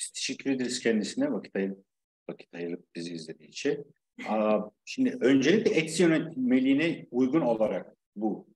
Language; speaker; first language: Turkish; native; Turkish